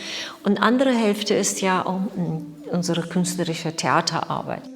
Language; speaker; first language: German; non-native, learner; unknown